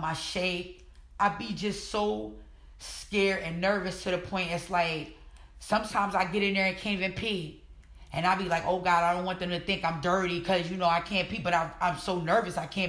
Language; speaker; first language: English; native; English